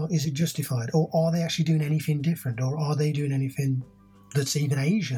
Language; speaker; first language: English; native; English